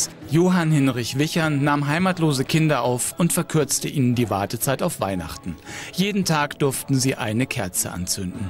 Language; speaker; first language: German; native; German